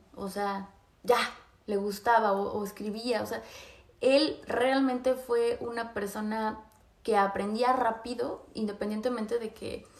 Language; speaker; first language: Spanish; native; Spanish